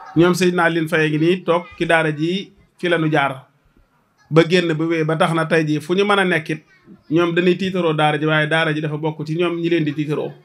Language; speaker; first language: Wolof; native; Wolof